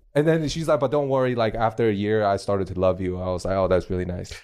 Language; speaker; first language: English; non-native, fluent; Chinese